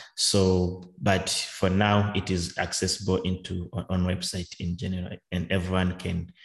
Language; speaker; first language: English; non-native, local second language; Kinyarwanda